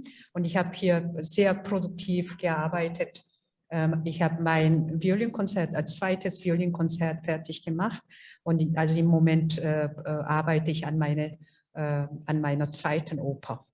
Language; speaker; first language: German; non-native, fluent; Korean